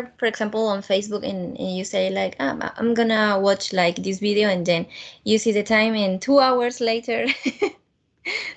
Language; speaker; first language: English; non-native, fluent; Spanish